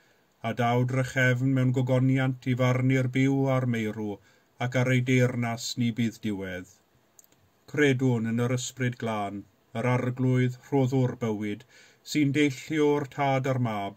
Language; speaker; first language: Welsh; native; Welsh